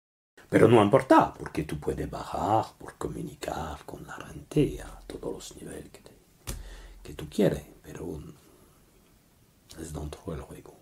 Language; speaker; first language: Spanish; non-native, learner; French